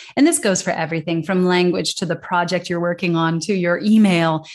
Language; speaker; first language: English; native; English